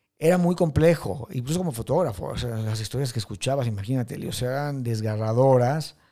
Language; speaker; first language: Spanish; native; Spanish